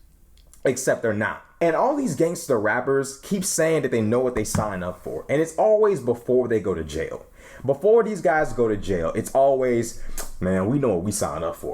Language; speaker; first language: English; native; English